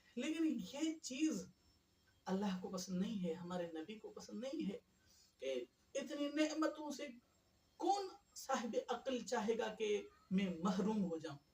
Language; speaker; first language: Urdu; non-native, local second language; Sindhi